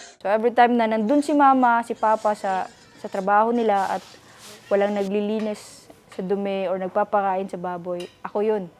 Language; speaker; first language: Filipino; native; Filipino